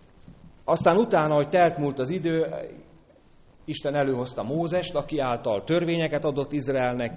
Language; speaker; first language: Hungarian; native; Hungarian